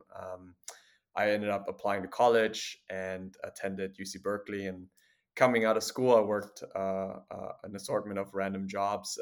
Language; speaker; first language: English; non-native, fluent; German